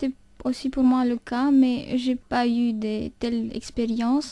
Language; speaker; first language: French; non-native, fluent; Romanian